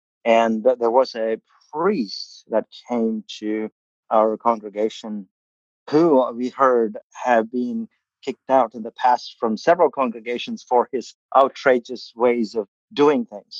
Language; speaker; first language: English; non-native, local second language; Malayalam